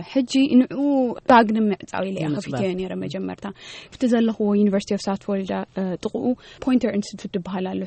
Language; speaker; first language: Tigrinya; early bilingual, heritage; Tigrinya